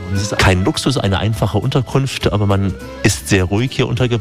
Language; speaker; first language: German; native; German